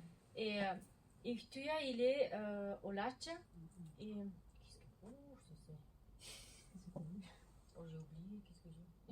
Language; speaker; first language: French; non-native, learner; Mongolian